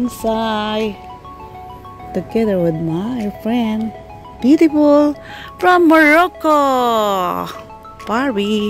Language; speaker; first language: English; non-native, local second language; Filipino